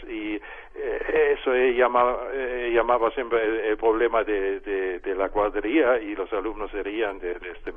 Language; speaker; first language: Spanish; non-native, fluent; German